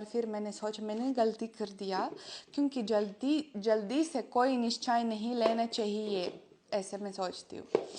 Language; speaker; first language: Hindi; non-native, fluent; Russian